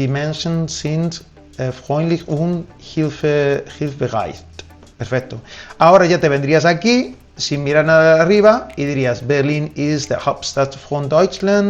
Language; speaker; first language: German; non-native, fluent; Spanish